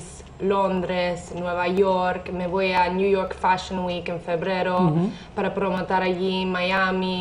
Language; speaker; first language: Spanish; non-native, fluent; English